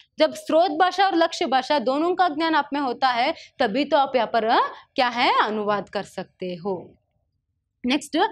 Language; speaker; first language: Hindi; non-native, local second language; Kannada